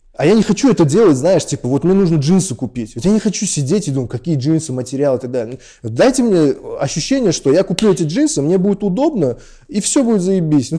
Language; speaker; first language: Russian; non-native, local second language; Uzbek